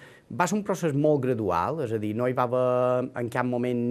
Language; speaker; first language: Catalan; native; Catalan